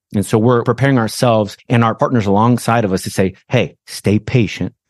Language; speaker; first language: English; non-native, fluent; Portuguese